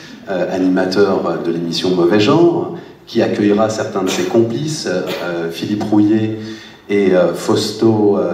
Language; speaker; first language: French; native; French